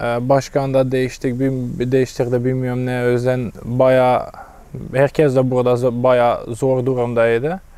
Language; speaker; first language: Turkish; non-native, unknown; Dutch